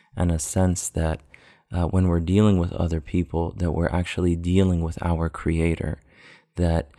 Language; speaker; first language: English; native; English